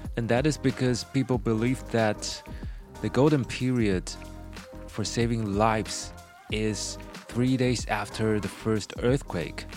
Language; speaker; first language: English; non-native, fluent; Chinese